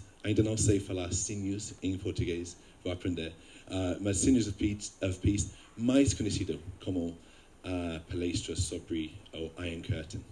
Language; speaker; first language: Portuguese; non-native, fluent; English